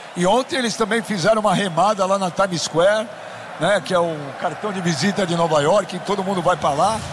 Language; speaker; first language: Portuguese; native; Portuguese